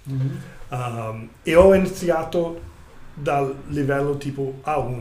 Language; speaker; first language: Italian; non-native, learner; English